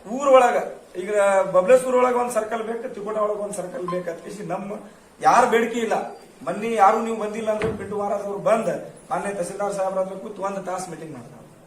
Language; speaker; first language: Kannada; non-native, local second language; Lambadi